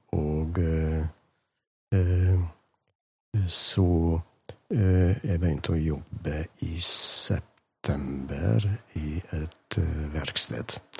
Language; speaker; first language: Norwegian; non-native, fluent; Hungarian